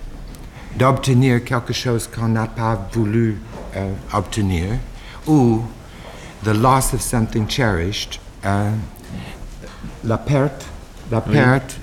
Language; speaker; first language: French; non-native, fluent; English